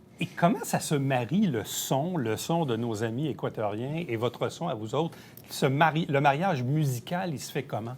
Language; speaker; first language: French; native; French